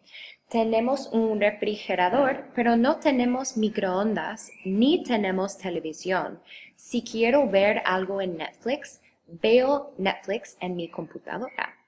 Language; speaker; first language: Spanish; non-native, fluent; English